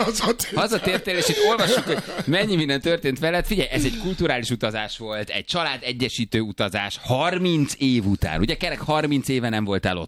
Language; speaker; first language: Hungarian; native; Hungarian